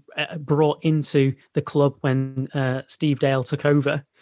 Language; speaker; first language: English; native; English